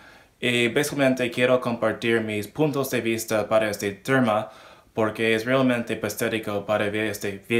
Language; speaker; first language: Spanish; non-native, learner; English